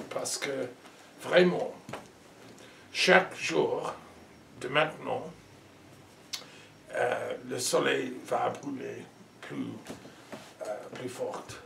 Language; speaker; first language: French; non-native, learner; English